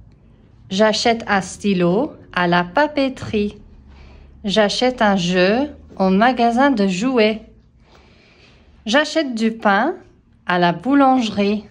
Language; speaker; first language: French; non-native, fluent; English